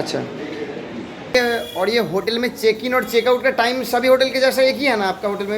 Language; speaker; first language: Hindi; non-native, local second language; Bangla